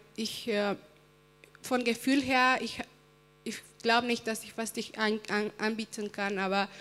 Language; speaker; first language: German; early bilingual, other home language; Spanish